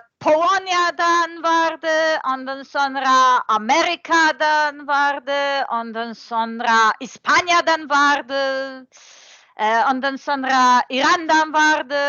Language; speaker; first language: Turkish; non-native, learner; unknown